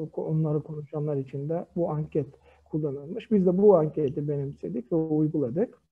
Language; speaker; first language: Turkish; non-native, fluent; Kyrgyz